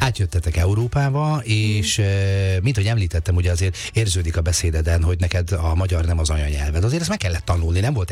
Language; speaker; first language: Hungarian; native; Hungarian